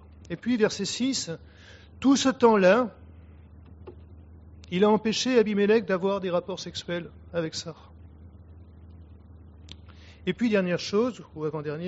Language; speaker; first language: French; native; French